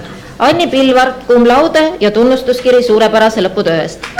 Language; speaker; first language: Estonian; native; Estonian